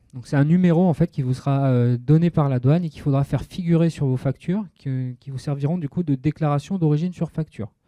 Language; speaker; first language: French; native; French